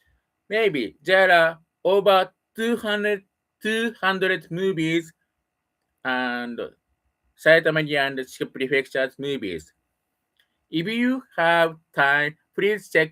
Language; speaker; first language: English; non-native, learner; Japanese